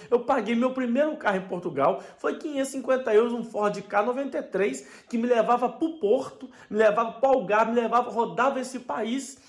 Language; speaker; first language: Portuguese; native; Portuguese